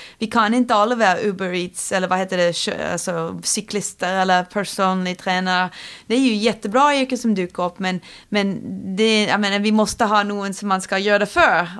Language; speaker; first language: Swedish; non-native, fluent; English